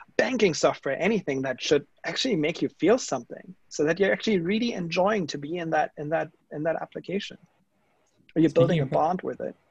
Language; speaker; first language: English; non-native, fluent; German